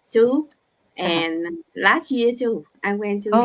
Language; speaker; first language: English; non-native, learner; Vietnamese